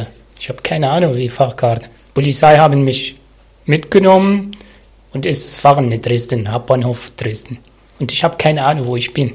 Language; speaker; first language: German; non-native, learner; Arabic